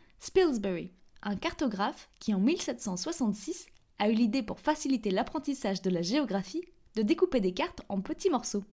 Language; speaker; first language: French; native; French